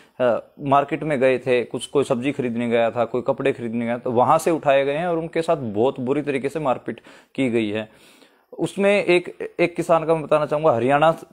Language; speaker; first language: Hindi; native; Hindi